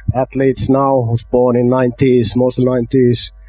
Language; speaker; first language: English; non-native, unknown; Finnish